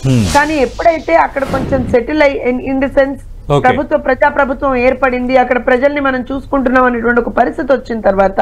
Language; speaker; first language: Telugu; native; Telugu